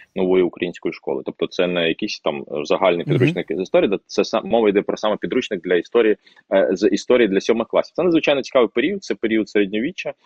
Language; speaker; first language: Ukrainian; non-native, local second language; Russian